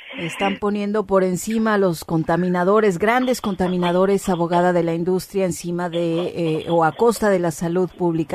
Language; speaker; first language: Spanish; native; Spanish